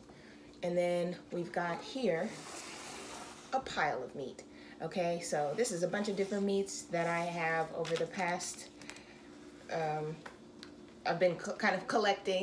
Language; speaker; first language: English; native; English